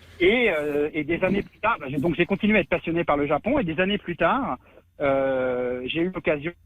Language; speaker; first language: French; native; French